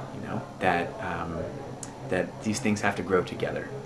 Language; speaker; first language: English; native; English